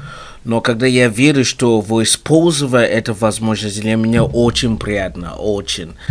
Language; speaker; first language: Russian; non-native, learner; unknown